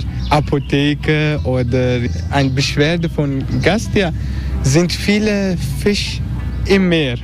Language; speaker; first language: German; non-native, learner; Turkish